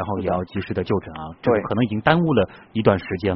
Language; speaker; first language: Chinese; native; Chinese